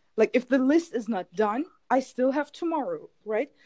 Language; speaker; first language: English; non-native, fluent; German